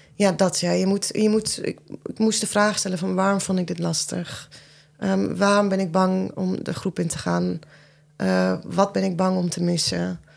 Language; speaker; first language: Dutch; early bilingual, other home language; Persian